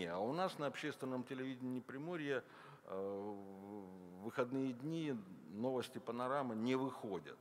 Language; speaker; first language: Russian; native; Russian